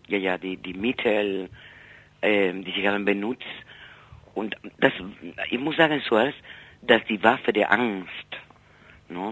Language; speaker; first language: German; non-native, fluent; Spanish